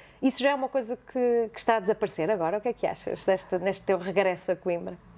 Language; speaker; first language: Portuguese; native; Portuguese